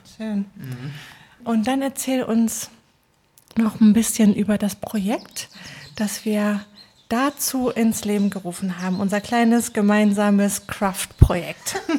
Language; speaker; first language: German; native; German